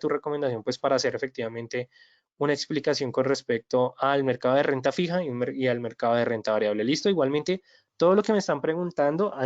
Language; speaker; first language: Spanish; native; Spanish